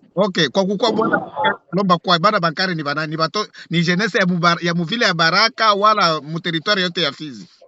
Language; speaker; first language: Swahili; native; Swahili